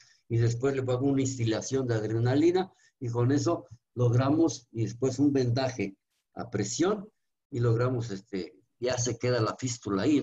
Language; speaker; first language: Spanish; native; Spanish